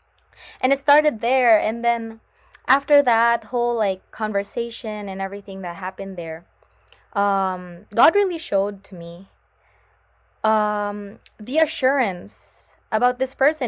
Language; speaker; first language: English; non-native, local second language; Filipino